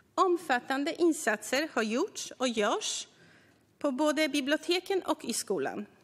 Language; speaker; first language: Swedish; native; Swedish